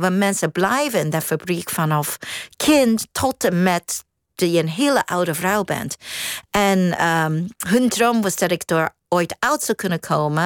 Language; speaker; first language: Dutch; non-native, fluent; Cantonese